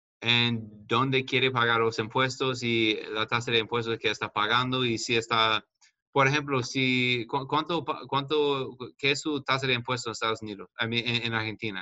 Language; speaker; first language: Spanish; non-native, fluent; English